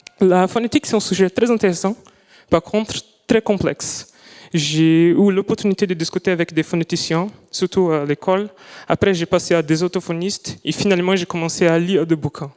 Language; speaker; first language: French; non-native, fluent; Portuguese